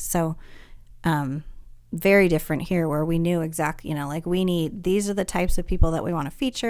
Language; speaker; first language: English; native; English